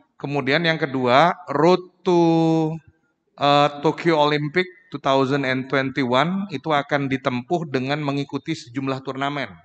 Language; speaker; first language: Indonesian; native; Indonesian